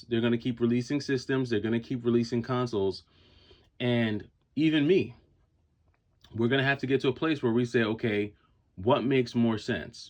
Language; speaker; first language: English; native; English